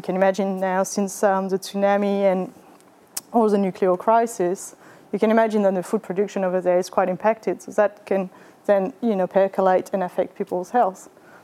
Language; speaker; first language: English; non-native, fluent; French